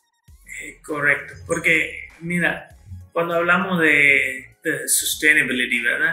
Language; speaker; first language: Spanish; non-native, fluent; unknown